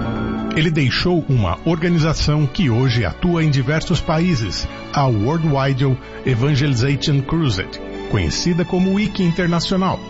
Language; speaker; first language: Portuguese; native; Portuguese